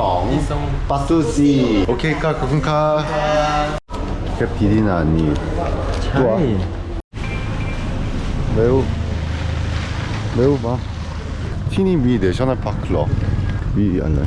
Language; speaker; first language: Thai; non-native, learner; Korean